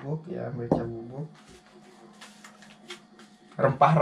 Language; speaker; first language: Indonesian; native; Indonesian